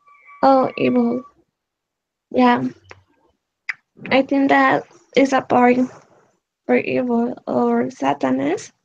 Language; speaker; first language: English; non-native, learner; Spanish